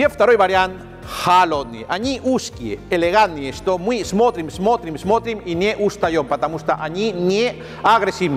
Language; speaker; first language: Russian; non-native, learner; Spanish